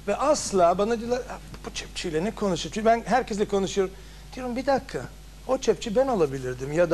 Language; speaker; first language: Turkish; non-native, fluent; English